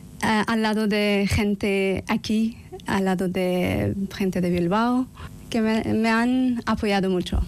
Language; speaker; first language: Spanish; non-native, learner; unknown